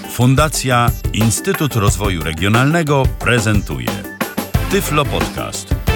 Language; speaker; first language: Polish; native; Polish